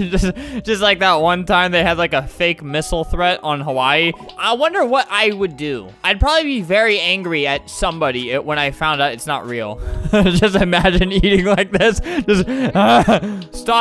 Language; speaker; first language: English; native; English